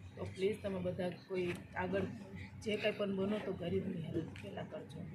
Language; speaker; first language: Gujarati; non-native, local second language; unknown